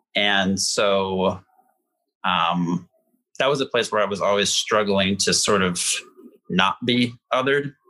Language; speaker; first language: English; native; English